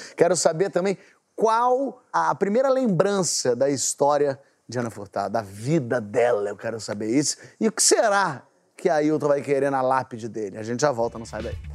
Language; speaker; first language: Portuguese; native; Portuguese